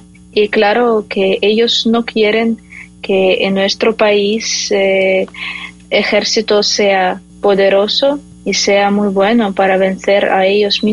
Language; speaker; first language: Spanish; non-native, fluent; Ukrainian